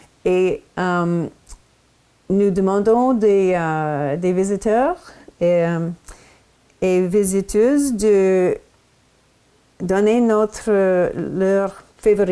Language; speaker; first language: French; non-native, local second language; English